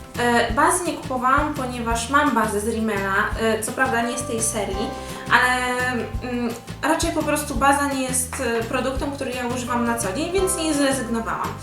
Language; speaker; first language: Polish; native; Polish